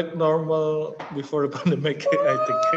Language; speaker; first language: English; non-native, learner; Indonesian